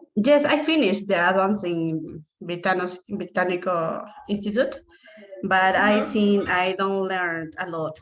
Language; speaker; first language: English; non-native, learner; Spanish